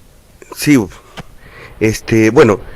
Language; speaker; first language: Spanish; native; Spanish